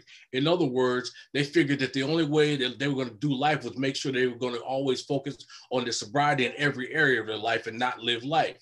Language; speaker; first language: English; native; English